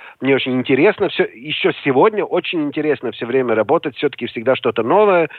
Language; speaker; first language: Russian; non-native, local second language; Latvian